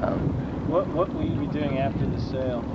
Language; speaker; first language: English; native; English